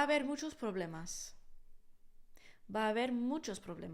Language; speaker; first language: Spanish; non-native, fluent; English